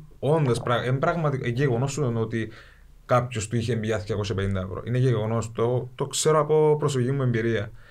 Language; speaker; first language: Greek; early bilingual, other home language; Kurdish